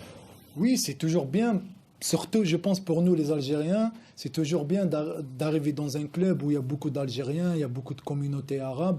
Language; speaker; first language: French; non-native, local second language; Arabic